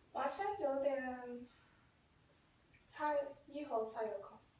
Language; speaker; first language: Chinese; non-native, learner; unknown